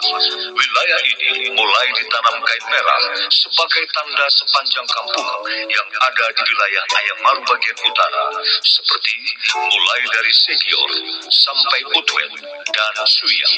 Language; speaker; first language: Indonesian; native; Indonesian